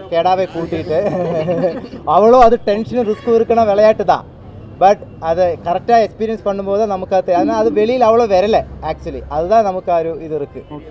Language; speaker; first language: Tamil; non-native, local second language; Malayalam